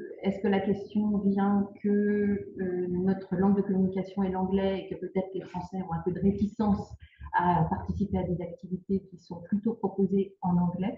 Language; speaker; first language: French; native; French